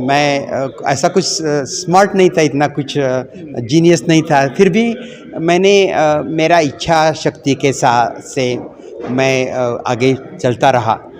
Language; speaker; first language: Hindi; non-native, local second language; Marathi